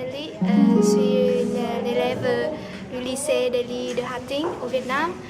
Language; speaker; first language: French; non-native, learner; Vietnamese